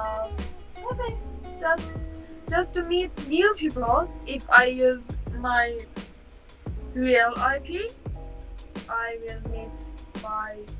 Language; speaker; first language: English; non-native, learner; Persian